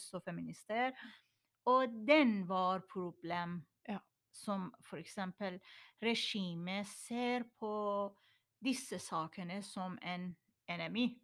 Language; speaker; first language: Norwegian; non-native, learner; Persian